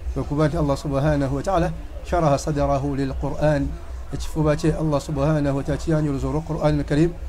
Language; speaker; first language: Arabic; non-native, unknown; Ganda